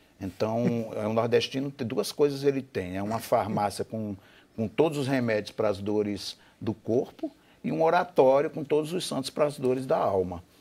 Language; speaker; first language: Portuguese; native; Portuguese